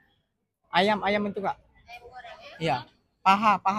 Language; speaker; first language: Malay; non-native, local second language; Javanese